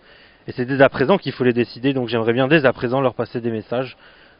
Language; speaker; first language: French; native; French